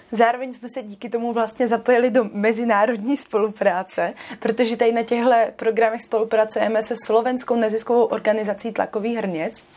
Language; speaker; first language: Czech; native; Czech